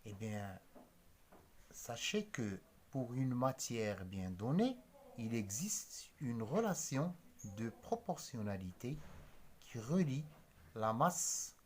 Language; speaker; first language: French; non-native, local second language; Arabic